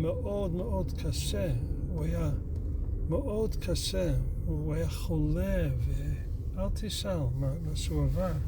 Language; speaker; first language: Hebrew; non-native, fluent; English